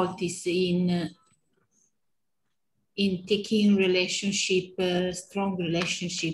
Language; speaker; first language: English; non-native, learner; Italian